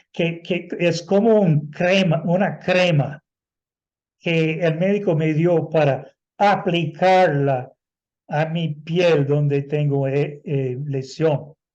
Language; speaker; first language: Spanish; non-native, fluent; English